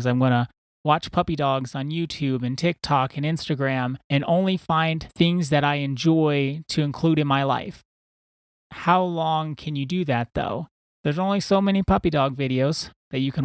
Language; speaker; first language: English; native; English